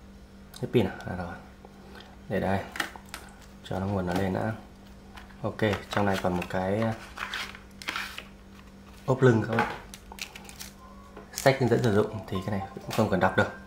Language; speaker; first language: Vietnamese; native; Vietnamese